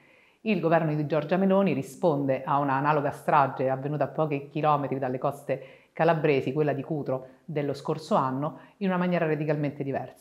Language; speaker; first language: Italian; native; Italian